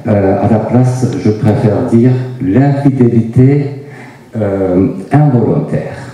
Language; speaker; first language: French; non-native, fluent; Turkish